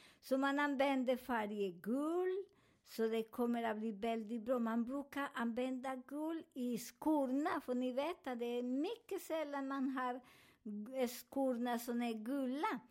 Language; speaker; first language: Swedish; non-native, learner; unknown